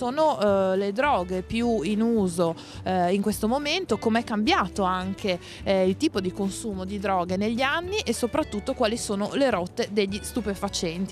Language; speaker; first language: Italian; native; Italian